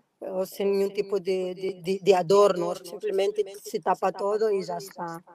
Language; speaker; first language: Spanish; non-native, fluent; Portuguese